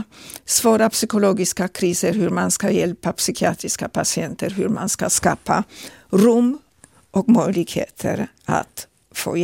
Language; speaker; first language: Swedish; non-native, fluent; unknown